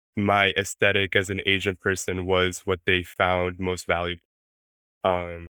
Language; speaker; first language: English; non-native, fluent; Spanish